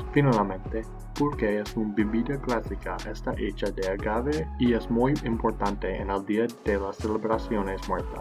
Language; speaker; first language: Spanish; non-native, learner; English